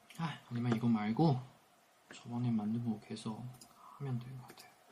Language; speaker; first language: Korean; non-native, fluent; Chinese